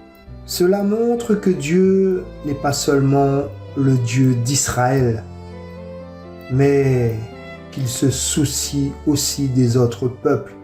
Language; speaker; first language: French; native; French